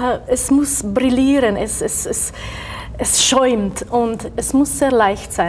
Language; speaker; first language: German; non-native, fluent; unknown